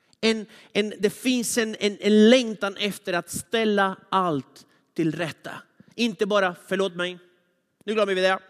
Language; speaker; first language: Swedish; non-native, fluent; Spanish